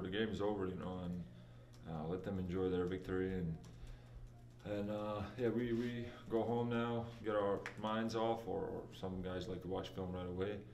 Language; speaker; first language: English; non-native, fluent; Latvian